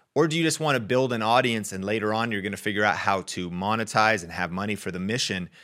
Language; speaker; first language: English; native; English